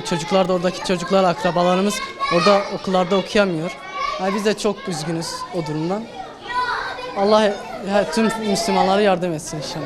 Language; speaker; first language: Turkish; early bilingual, other home language; Arabic